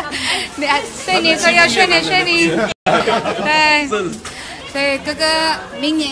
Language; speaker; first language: Chinese; non-native, fluent; Filipino